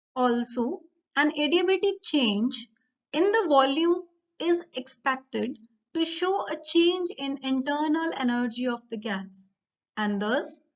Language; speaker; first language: English; non-native, local second language; Punjabi